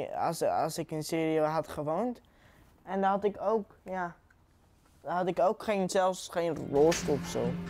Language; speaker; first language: Dutch; early bilingual, other home language; Arabic